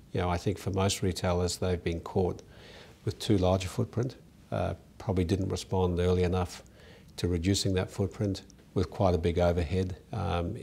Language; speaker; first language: English; native; English